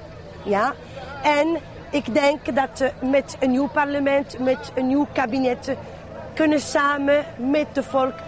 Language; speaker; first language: Dutch; non-native, fluent; Arabic